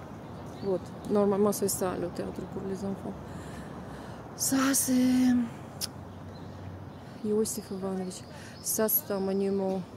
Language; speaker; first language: French; non-native, fluent; Russian